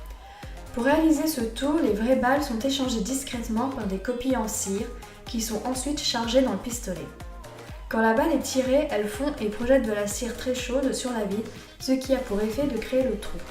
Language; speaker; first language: French; native; French